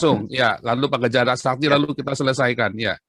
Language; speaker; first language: Indonesian; native; Indonesian